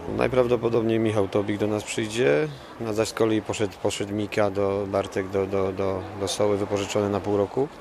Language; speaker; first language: Polish; native; Polish